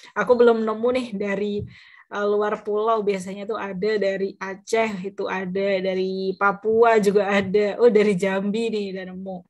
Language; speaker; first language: Indonesian; native; Indonesian